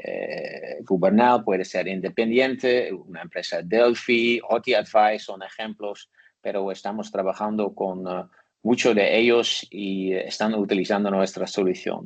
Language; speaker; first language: Spanish; non-native, learner; Dutch